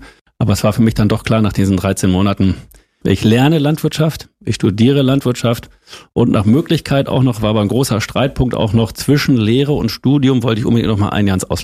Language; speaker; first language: German; native; German